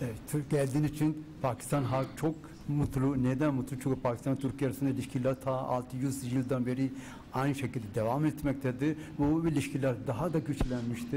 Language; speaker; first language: Turkish; non-native, fluent; Urdu